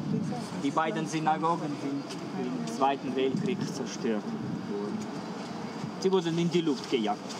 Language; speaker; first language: German; non-native, fluent; Ukrainian